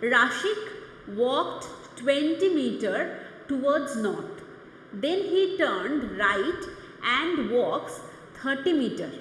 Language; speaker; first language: English; non-native, local second language; Bangla